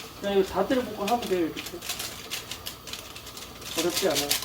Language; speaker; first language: Korean; native; Korean